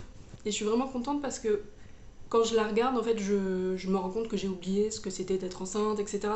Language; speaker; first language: French; native; French